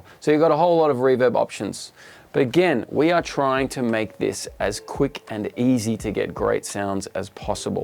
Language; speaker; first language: English; native; English